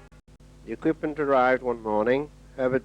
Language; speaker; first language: English; native; English